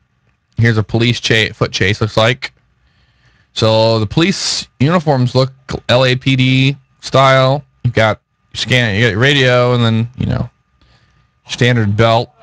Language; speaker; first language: English; native; English